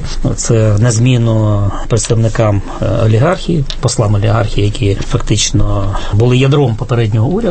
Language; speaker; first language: Ukrainian; native; Ukrainian